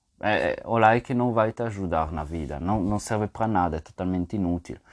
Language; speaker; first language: Portuguese; non-native, fluent; French